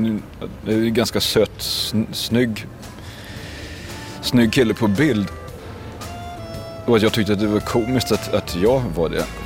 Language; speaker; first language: Swedish; native; Swedish